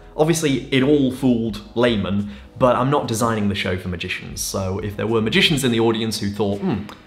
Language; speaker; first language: English; native; English